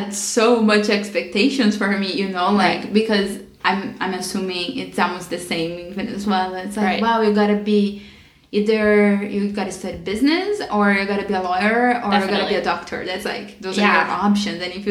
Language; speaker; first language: English; non-native, fluent; Portuguese